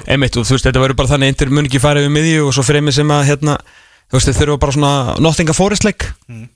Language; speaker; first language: Icelandic; non-native, fluent; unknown